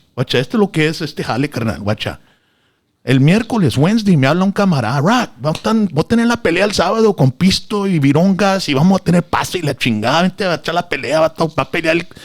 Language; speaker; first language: Spanish; early bilingual, other home language; English